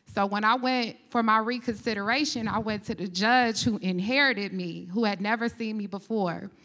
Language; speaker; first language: English; native; English